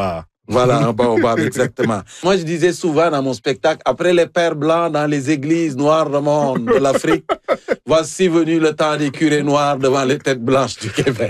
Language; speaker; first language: French; non-native, local second language; Wolof